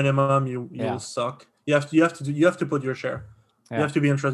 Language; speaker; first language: English; non-native, fluent; French